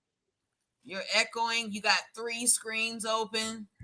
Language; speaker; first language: English; native; English